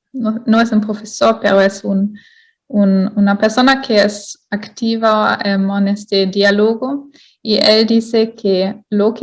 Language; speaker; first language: Spanish; non-native, fluent; German